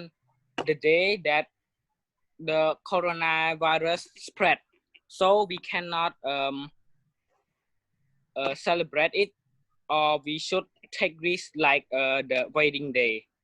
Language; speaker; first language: English; non-native, learner; Khmer